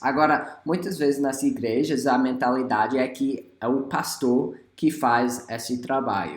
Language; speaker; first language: Portuguese; non-native, fluent; English